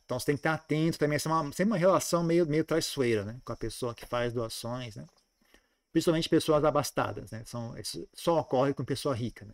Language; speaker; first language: Portuguese; native; Portuguese